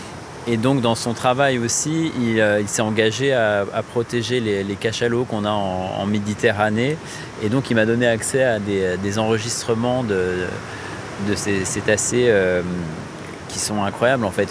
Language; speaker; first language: French; native; French